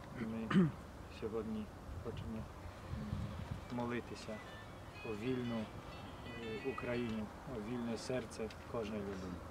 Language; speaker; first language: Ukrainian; non-native, fluent; Polish